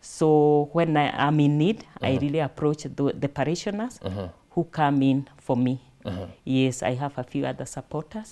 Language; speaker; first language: English; non-native, local second language; Kikuyu